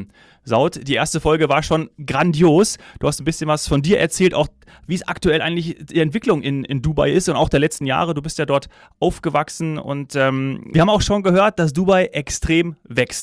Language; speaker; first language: German; native; German